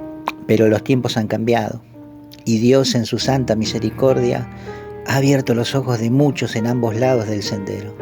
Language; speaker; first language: Spanish; native; Spanish